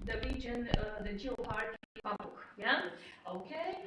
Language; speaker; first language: English; non-native, fluent; Romanian